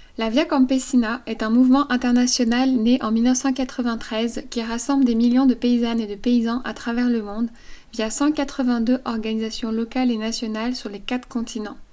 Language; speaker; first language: French; native; French